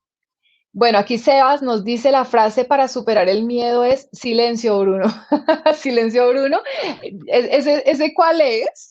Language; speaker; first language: Spanish; native; Spanish